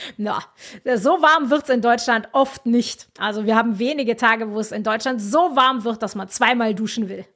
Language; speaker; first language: German; native; German